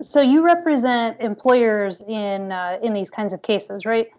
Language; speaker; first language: English; native; English